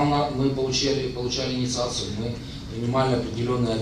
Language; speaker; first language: Russian; native; Russian